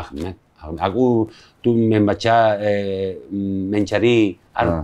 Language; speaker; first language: Indonesian; non-native, learner; Spanish